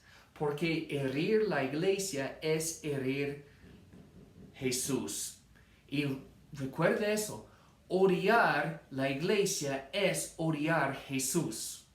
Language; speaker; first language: Spanish; non-native, fluent; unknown